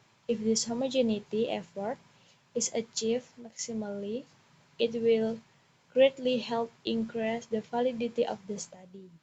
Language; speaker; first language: English; non-native, learner; Indonesian